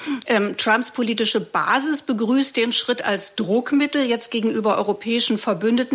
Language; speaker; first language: German; native; German